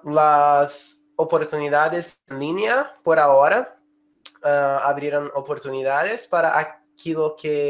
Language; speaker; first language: Spanish; non-native, fluent; Portuguese